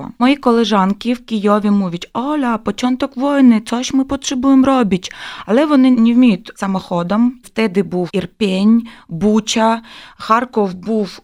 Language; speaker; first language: Polish; non-native, learner; Ukrainian